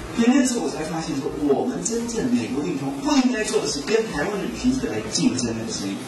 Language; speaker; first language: Chinese; native; Chinese